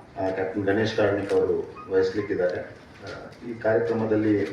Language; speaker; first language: Kannada; non-native, local second language; Tulu